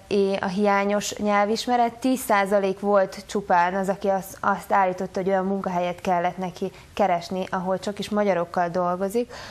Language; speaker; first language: Hungarian; native; Hungarian